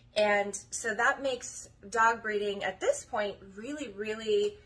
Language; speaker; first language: English; native; English